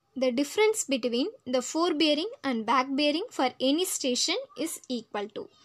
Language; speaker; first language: English; non-native, local second language; Tamil